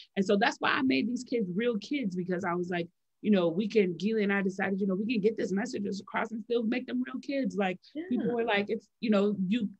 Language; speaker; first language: English; native; English